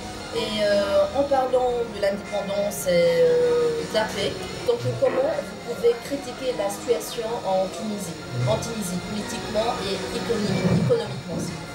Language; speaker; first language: French; non-native, local second language; Arabic